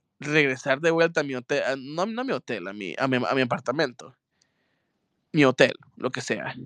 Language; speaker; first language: Spanish; native; Spanish